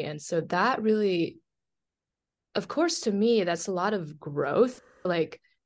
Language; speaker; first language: English; non-native, fluent; Chinese